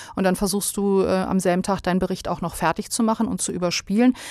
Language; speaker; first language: German; early bilingual, other home language; Bosnian